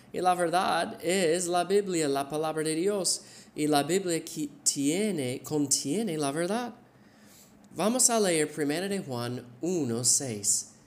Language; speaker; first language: Spanish; non-native, fluent; English